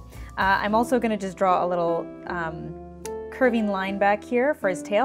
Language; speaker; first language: English; native; English